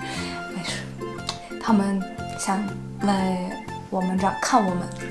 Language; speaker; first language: Chinese; non-native, fluent; Russian